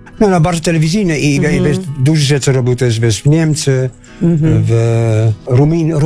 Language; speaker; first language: Polish; non-native, fluent; Dutch